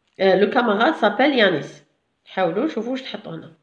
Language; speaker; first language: French; non-native, local second language; Arabic